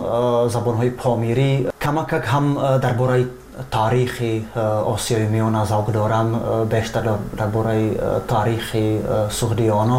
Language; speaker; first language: Persian; non-native, fluent; Czech